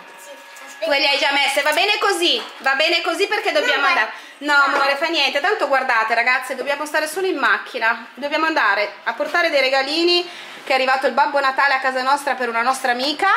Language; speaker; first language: Italian; native; Italian